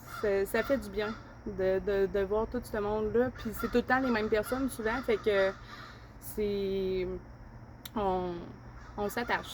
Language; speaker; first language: French; native; French